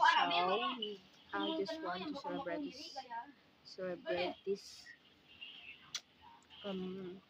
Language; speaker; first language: English; non-native, learner; Indonesian